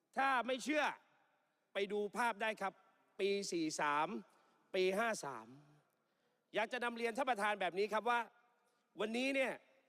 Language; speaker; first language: Thai; native; Thai